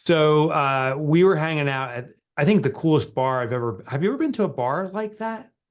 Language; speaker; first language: English; native; English